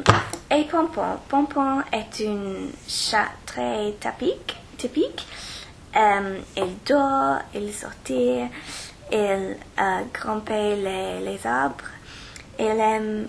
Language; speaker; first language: French; non-native, learner; English